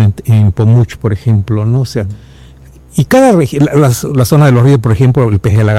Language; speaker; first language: Spanish; native; Spanish